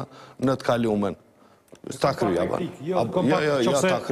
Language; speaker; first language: Albanian; native; Albanian